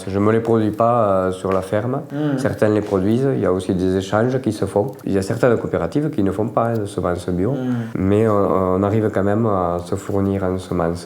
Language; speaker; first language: French; native; French